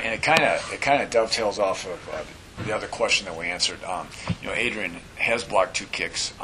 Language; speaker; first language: English; native; English